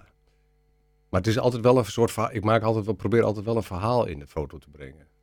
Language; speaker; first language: Dutch; native; Dutch